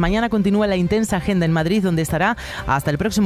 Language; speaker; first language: Spanish; native; Spanish